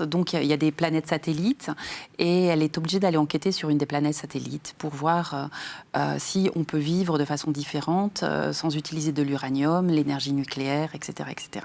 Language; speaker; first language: French; native; French